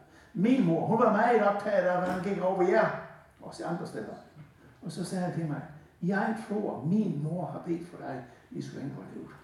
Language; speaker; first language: Danish; native; Danish